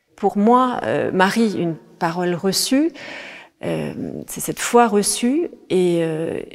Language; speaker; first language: French; non-native, fluent; Danish